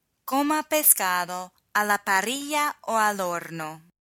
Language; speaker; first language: Spanish; non-native, fluent; English